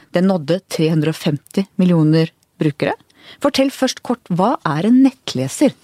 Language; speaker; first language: Norwegian; native; Norwegian